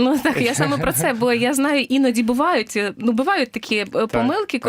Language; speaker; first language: Ukrainian; native; Ukrainian